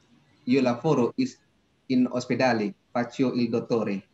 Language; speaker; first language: Italian; non-native, learner; Indonesian